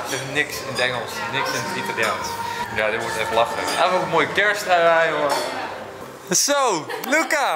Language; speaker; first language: Dutch; native; Dutch